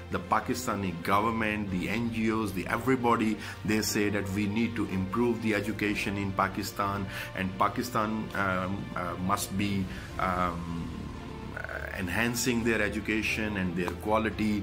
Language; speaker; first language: English; non-native, local second language; Urdu